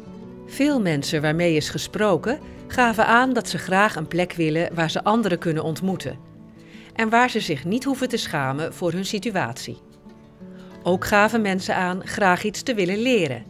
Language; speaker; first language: Dutch; native; Dutch